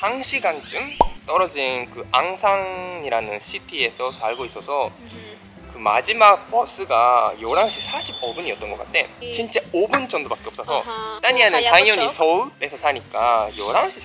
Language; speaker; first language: Korean; non-native, fluent; Japanese